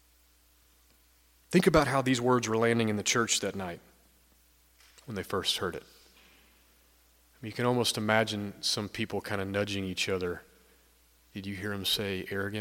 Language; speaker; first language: English; native; English